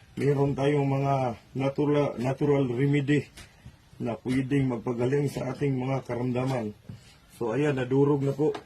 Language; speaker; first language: Filipino; non-native, local second language; Cebuano